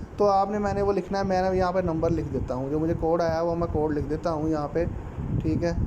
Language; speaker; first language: Urdu; non-native, local second language; Punjabi